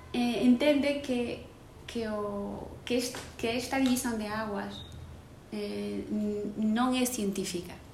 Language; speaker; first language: Galician; native; Galician